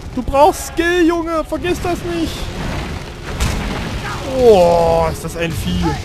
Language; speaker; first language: German; native; German